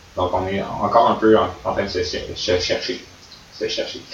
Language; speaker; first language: French; native; French